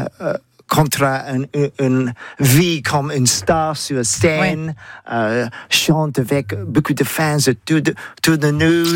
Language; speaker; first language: French; non-native, learner; English